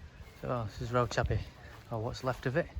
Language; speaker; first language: English; native; English